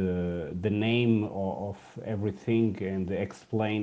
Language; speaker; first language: English; non-native, learner; Portuguese